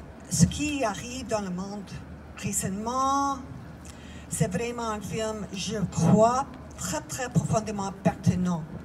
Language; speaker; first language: French; non-native, fluent; English